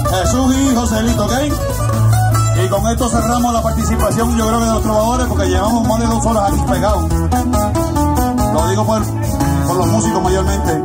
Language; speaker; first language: Spanish; native; Spanish